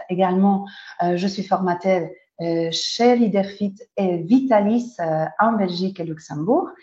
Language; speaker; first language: French; non-native, fluent; Polish